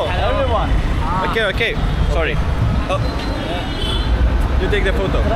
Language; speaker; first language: English; non-native, learner; Lithuanian